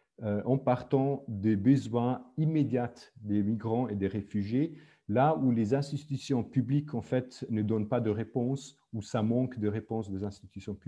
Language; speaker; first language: French; non-native, fluent; Italian